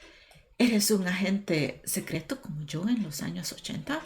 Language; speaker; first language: Spanish; non-native, learner; English